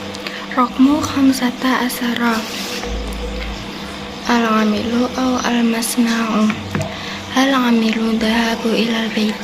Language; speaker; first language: Arabic; non-native, learner; Indonesian